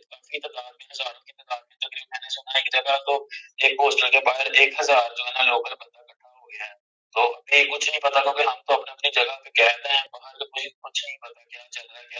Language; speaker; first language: Urdu; native; Urdu